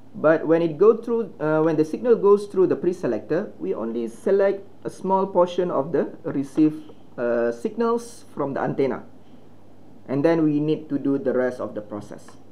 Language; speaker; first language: English; non-native, local second language; Malay